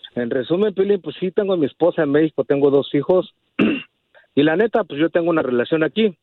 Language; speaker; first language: Spanish; native; Spanish